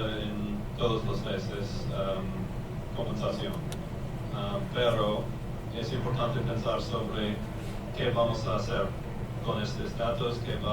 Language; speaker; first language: Spanish; non-native, learner; English